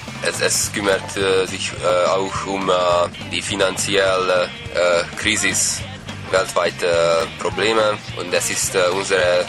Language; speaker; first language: German; non-native, learner; Hungarian